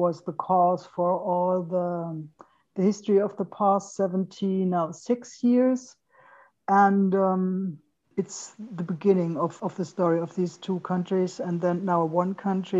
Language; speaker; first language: English; non-native, fluent; German